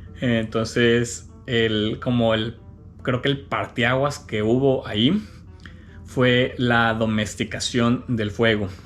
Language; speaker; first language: Spanish; native; Spanish